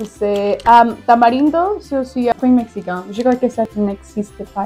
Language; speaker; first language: French; non-native, learner; Spanish